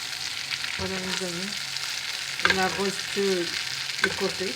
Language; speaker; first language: French; non-native, local second language; Arabic